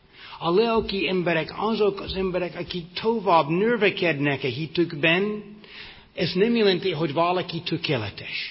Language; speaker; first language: Hungarian; non-native, fluent; English